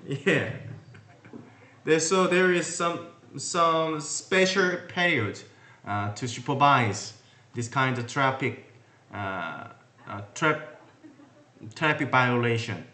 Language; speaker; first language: English; non-native, learner; Korean